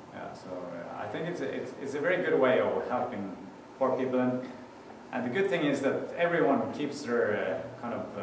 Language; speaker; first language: English; non-native, fluent; Norwegian